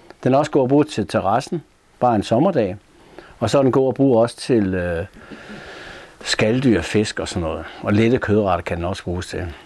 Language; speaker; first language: Danish; native; Danish